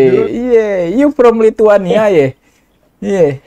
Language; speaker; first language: English; non-native, learner; Indonesian